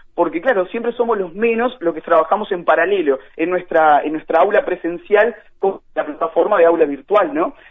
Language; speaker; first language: Spanish; native; Spanish